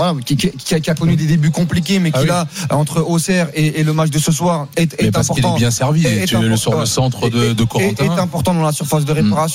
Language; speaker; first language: French; native; French